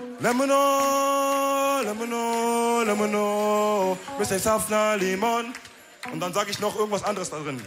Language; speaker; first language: German; early bilingual, other home language; Wolof